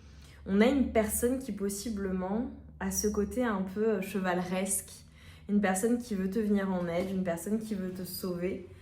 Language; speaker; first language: French; native; French